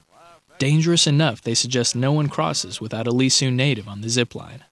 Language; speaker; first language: English; native; English